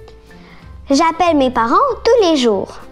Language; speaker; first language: French; non-native, fluent; Russian